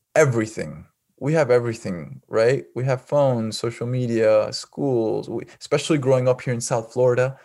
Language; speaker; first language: English; early bilingual, other home language; Spanish